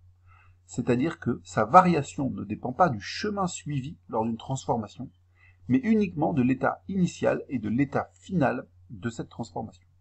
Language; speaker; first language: French; native; French